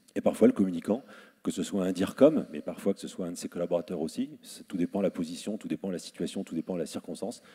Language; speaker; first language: French; native; French